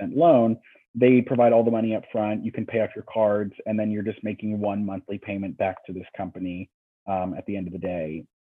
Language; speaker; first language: English; native; English